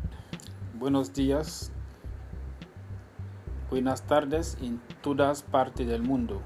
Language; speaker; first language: Spanish; non-native, learner; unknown